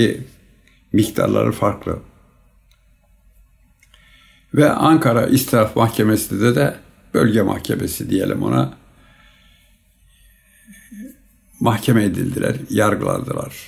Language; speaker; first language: Turkish; native; Turkish